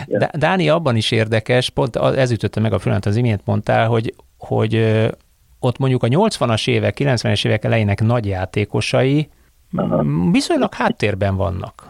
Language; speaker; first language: Hungarian; native; Hungarian